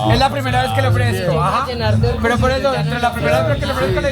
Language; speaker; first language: Spanish; native; Spanish